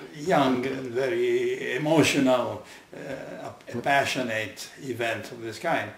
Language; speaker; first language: English; non-native, fluent; Italian